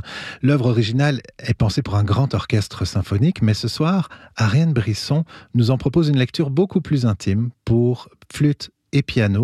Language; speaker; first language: French; native; French